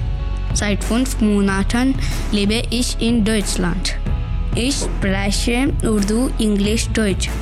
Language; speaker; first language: German; non-native, learner; Urdu